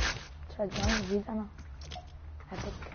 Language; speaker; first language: Arabic; native; Arabic